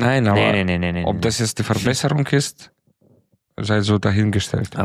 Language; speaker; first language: German; non-native, fluent; Romanian